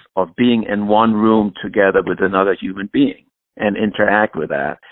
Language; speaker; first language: English; non-native, fluent; German